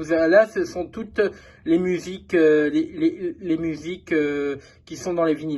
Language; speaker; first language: French; native; French